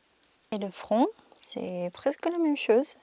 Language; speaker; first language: French; non-native, fluent; Korean